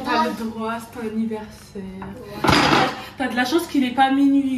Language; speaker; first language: French; native; French